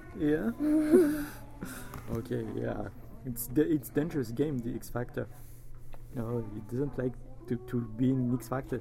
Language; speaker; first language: English; non-native, fluent; French